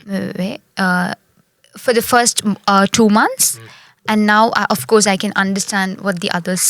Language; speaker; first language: English; non-native, local second language; Tamil